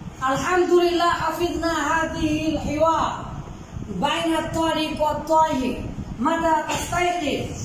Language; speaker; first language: Arabic; non-native, fluent; Bangla